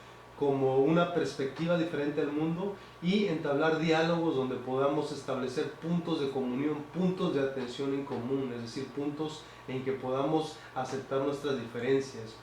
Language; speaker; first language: Spanish; native; Spanish